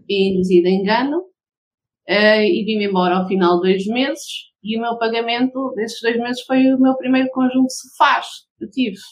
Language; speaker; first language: Portuguese; early bilingual, heritage; Portuguese